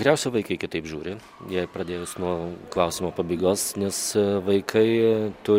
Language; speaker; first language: Lithuanian; native; Lithuanian